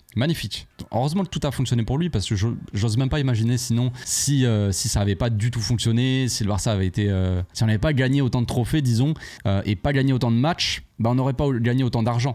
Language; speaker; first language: French; native; French